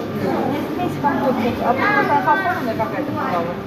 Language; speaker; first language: Russian; native; Russian